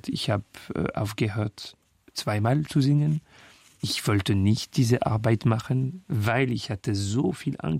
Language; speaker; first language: German; non-native, fluent; French